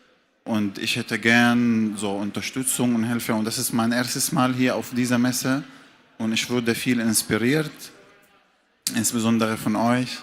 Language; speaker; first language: German; non-native, fluent; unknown